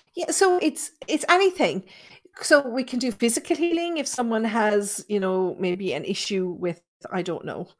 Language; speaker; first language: English; native; English